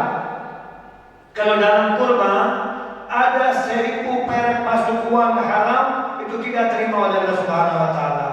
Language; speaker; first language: Indonesian; non-native, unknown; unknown